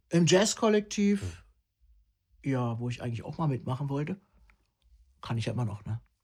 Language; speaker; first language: German; non-native, fluent; Italian